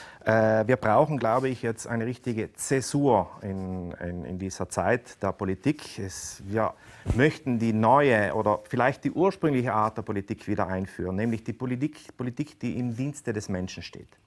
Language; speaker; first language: German; native; German